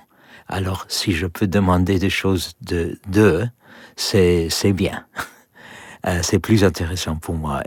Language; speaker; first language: French; non-native, learner; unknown